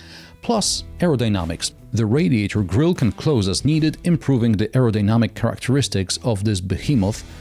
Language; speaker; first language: English; non-native, fluent; Polish